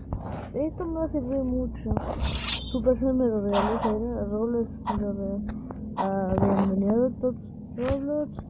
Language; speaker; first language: Spanish; native; Spanish